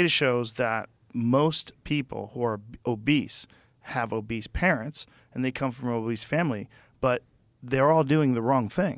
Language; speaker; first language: English; native; English